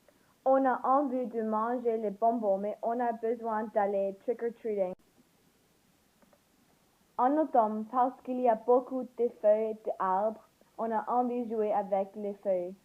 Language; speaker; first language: French; non-native, learner; English